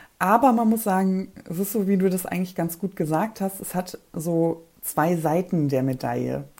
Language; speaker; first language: German; early bilingual, other home language; Polish